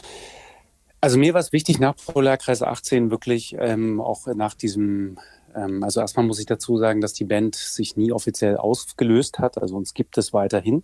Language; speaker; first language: German; native; German